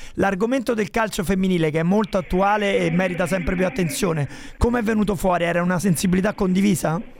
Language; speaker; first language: Italian; native; Italian